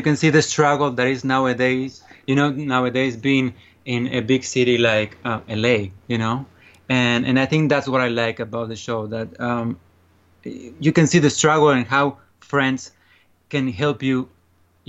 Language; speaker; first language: English; non-native, fluent; Spanish